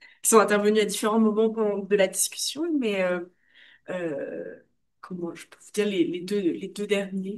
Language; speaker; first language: French; native; French